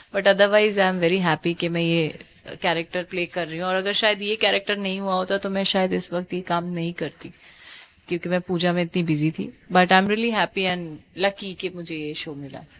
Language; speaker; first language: Hindi; non-native, local second language; Bangla